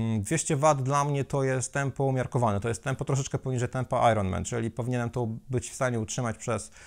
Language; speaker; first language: Polish; native; Polish